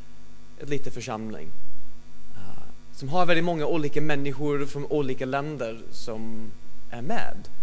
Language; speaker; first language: Swedish; non-native, fluent; English